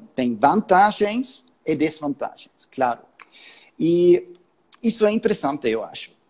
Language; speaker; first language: Portuguese; non-native, fluent; German